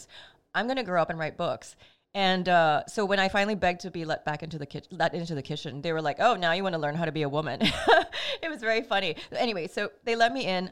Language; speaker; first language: English; native; English